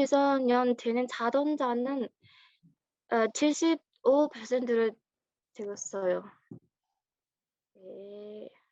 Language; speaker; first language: Korean; non-native, learner; Mongolian